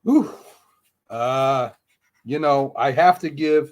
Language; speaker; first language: English; native; English